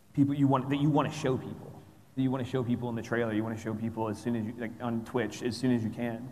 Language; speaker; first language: English; native; English